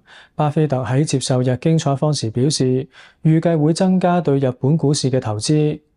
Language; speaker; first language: Cantonese; native; Cantonese